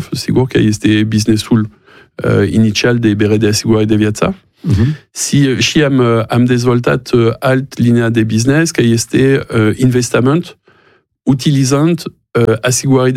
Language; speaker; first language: Romanian; non-native, learner; French